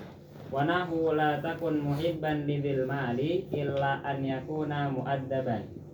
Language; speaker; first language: Arabic; non-native, learner; Indonesian